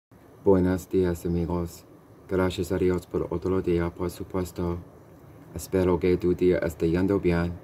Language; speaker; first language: Spanish; non-native, learner; English